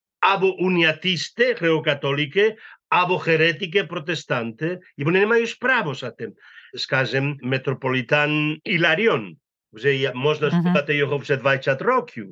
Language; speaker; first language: Ukrainian; non-native, learner; Spanish